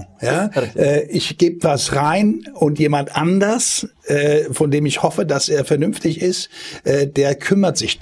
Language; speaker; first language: German; native; German